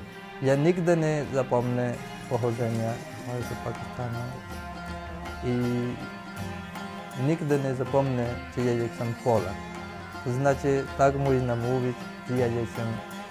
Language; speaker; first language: Polish; non-native, learner; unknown